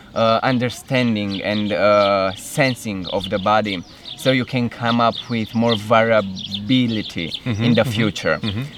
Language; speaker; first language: English; non-native, fluent; Romanian